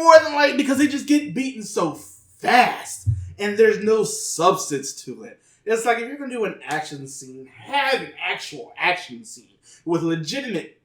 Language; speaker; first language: English; native; English